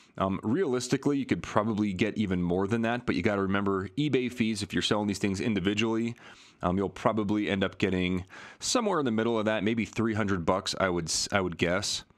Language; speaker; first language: English; native; English